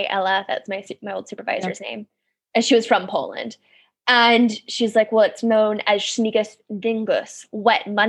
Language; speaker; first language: English; native; English